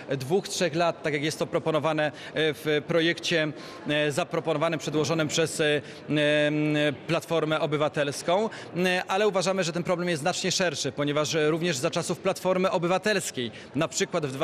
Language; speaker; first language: Polish; native; Polish